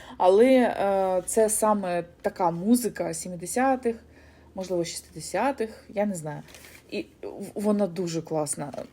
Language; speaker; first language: Ukrainian; non-native, local second language; Russian